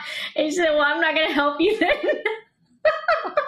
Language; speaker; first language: English; native; English